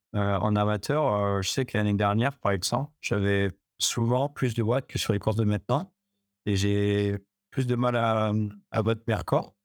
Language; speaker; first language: French; native; French